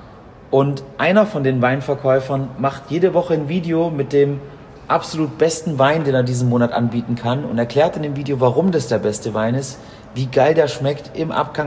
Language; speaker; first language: German; native; German